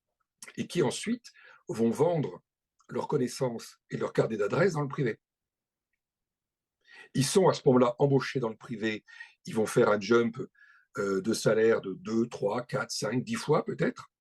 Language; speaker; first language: French; native; French